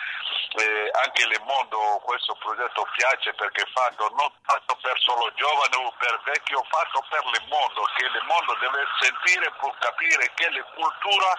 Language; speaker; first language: Italian; non-native, learner; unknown